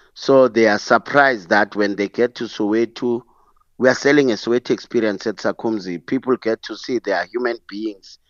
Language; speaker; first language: English; non-native, local second language; Xhosa